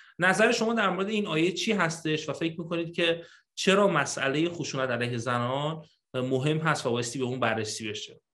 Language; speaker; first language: Persian; native; Persian